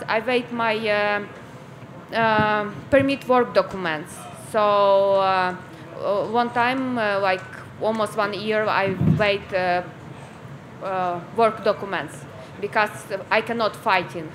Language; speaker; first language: English; non-native, learner; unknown